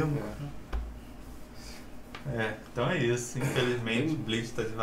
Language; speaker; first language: Portuguese; native; Portuguese